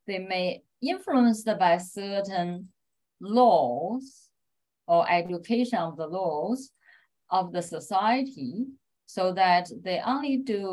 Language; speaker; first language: English; non-native, fluent; Chinese